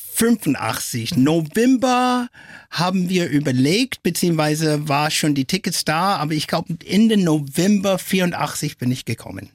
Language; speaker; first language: German; non-native, fluent; English